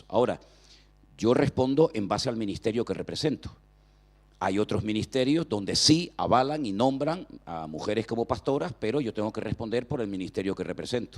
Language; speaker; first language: Spanish; native; Spanish